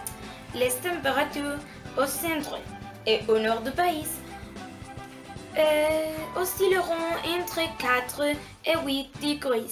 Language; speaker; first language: French; non-native, learner; Spanish